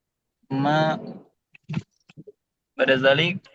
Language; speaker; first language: Arabic; non-native, learner; Indonesian